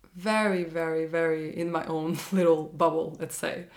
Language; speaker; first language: English; non-native, fluent; Norwegian